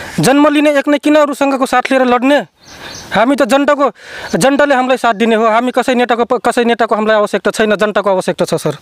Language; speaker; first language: Nepali; non-native, local second language; Rana Tharu